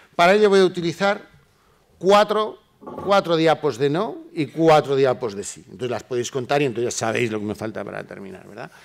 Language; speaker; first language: Spanish; native; Spanish